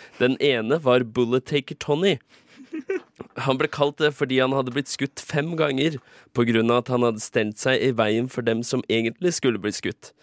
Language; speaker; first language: Norwegian; native; Norwegian